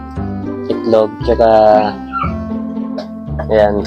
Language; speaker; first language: Filipino; native; Filipino